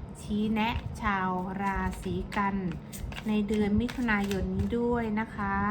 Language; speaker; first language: Thai; native; Thai